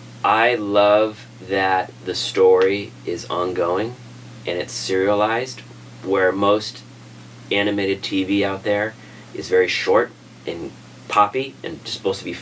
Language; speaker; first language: English; native; English